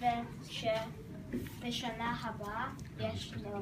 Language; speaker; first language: Hebrew; non-native, learner; English